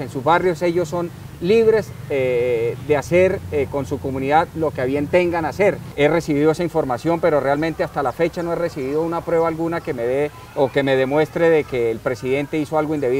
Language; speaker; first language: Spanish; native; Spanish